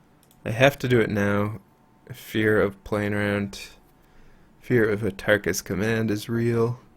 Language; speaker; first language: English; native; English